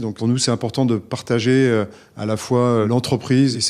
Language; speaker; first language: French; native; French